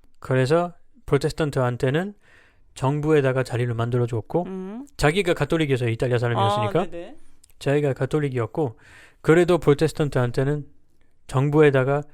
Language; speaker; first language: Korean; non-native, learner; French